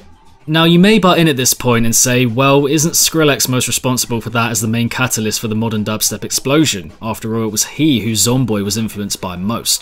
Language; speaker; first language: English; native; English